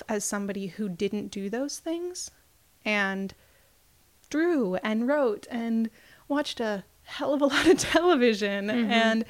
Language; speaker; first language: English; native; English